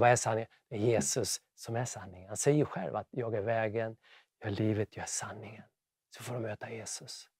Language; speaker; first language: Swedish; native; Swedish